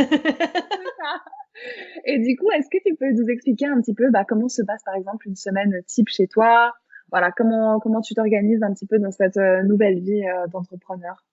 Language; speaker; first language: French; native; French